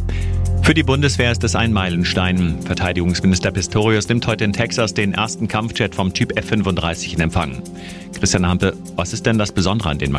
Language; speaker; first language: German; native; German